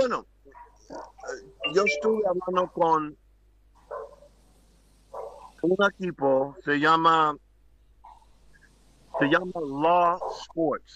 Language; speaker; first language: Spanish; non-native, learner; English